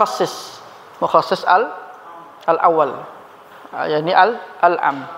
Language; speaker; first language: Arabic; non-native, fluent; Indonesian